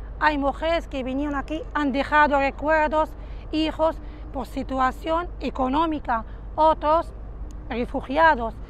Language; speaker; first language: Spanish; non-native, fluent; Arabic